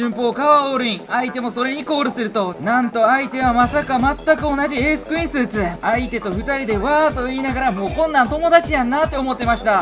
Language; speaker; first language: Japanese; native; Japanese